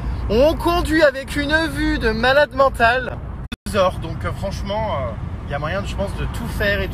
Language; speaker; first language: French; native; French